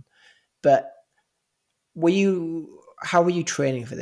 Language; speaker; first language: English; native; English